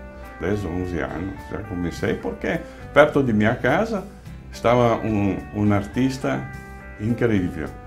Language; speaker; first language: Portuguese; non-native, fluent; Italian